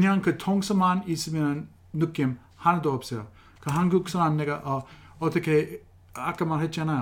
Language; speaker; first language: Korean; non-native, fluent; English